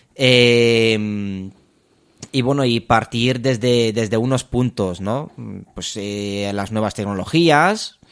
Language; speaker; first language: Spanish; non-native, fluent; Romanian